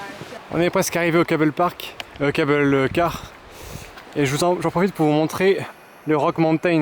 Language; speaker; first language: French; native; French